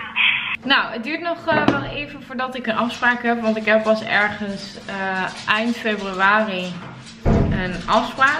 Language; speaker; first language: Dutch; native; Dutch